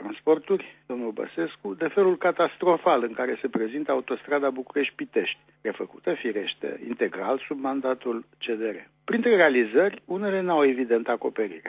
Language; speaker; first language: Romanian; native; Romanian